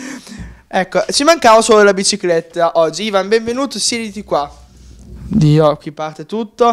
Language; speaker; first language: Italian; native; Italian